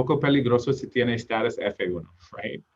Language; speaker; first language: Spanish; non-native, learner; English